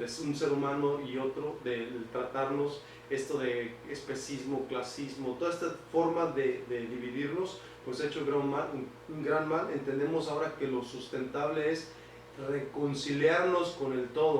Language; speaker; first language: Spanish; native; Spanish